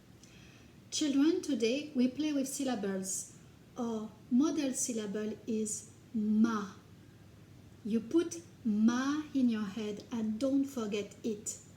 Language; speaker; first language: English; non-native, fluent; French